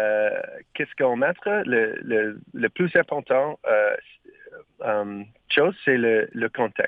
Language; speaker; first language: French; non-native, learner; English